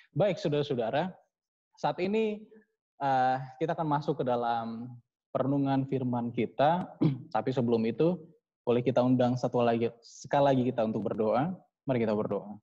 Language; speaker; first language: Indonesian; native; Indonesian